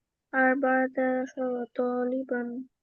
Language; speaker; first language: Arabic; non-native, learner; Bangla